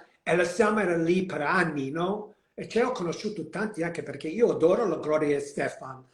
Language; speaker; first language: Italian; non-native, learner; English